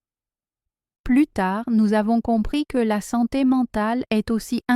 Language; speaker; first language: French; native; French